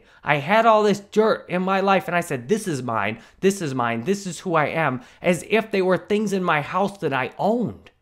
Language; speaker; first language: English; native; English